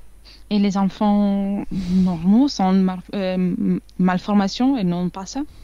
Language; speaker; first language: French; non-native, fluent; Italian